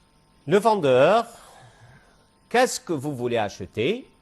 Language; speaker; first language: French; non-native, fluent; Arabic